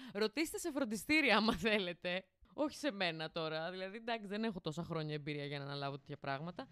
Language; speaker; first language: Greek; native; Greek